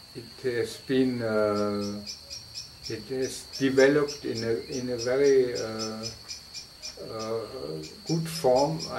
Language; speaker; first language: English; non-native, fluent; German